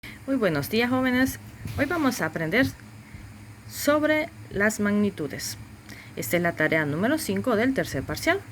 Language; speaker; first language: Spanish; native; Spanish